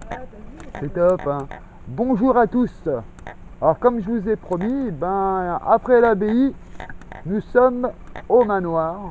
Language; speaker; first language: French; native; French